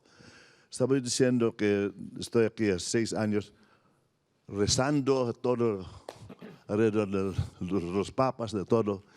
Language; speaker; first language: Spanish; non-native, fluent; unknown